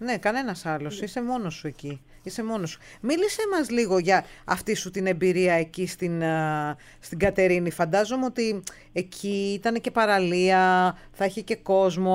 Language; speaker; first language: Greek; native; Greek